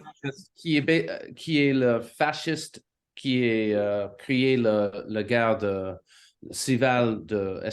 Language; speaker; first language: French; non-native, learner; English